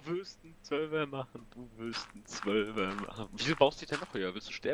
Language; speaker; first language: German; native; German